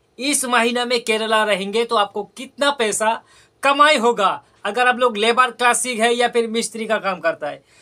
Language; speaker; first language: Hindi; non-native, local second language; Bangla